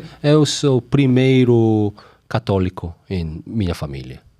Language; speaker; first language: Portuguese; non-native, learner; Korean